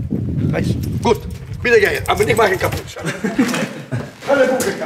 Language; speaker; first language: German; non-native, learner; Polish